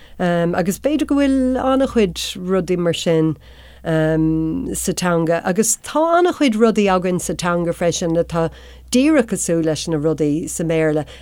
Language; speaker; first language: Irish; non-native, local second language; English